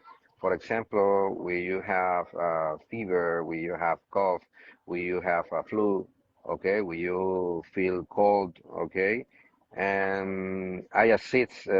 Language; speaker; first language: English; non-native, learner; Spanish